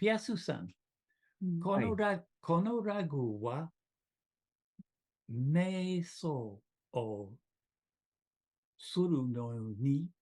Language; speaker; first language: Japanese; non-native, learner; English